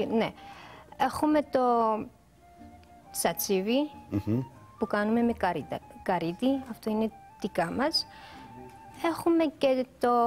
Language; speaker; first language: Greek; non-native, learner; Georgian